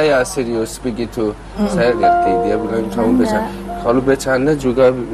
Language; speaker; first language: Indonesian; non-native, learner; Persian